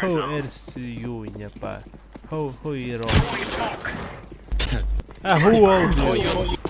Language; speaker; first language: English; non-native, learner; Yakut